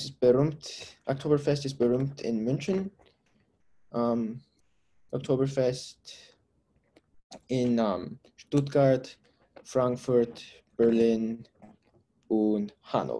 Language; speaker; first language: German; non-native, learner; English